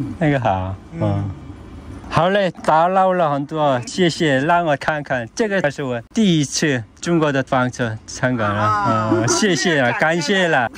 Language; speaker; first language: Chinese; non-native, learner; Korean